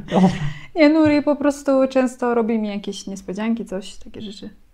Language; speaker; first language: Polish; native; Polish